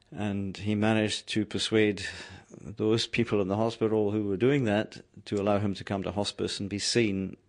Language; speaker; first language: English; native; English